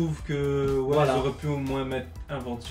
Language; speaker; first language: French; native; French